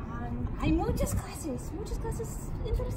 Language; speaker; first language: Spanish; non-native, learner; English